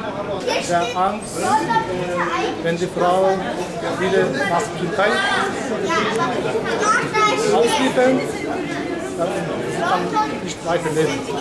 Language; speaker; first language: German; non-native, learner; Turkish